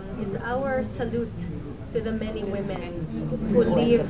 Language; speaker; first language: English; non-native, local second language; Filipino